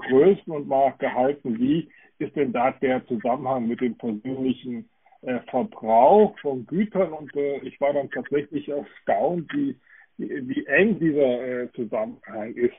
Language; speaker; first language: German; native; German